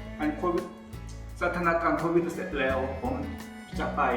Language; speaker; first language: Thai; non-native, learner; Korean